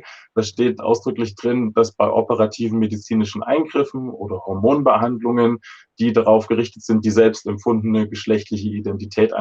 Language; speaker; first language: German; native; German